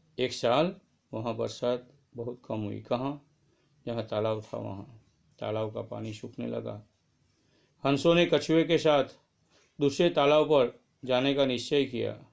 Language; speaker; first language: Hindi; non-native, local second language; Gujarati